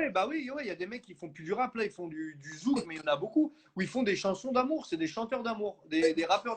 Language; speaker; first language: French; native; French